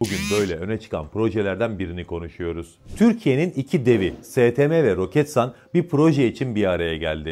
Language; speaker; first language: Turkish; native; Turkish